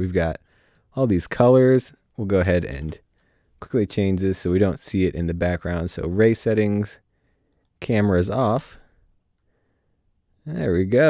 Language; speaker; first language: English; native; English